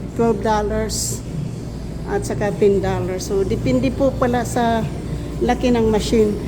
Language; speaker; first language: Filipino; non-native, local second language; Cebuano